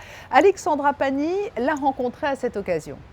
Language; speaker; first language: French; native; French